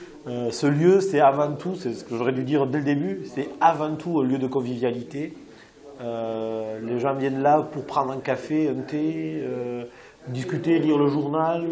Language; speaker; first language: French; native; French